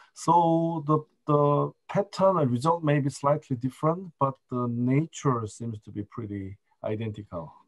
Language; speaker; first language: English; non-native, fluent; Korean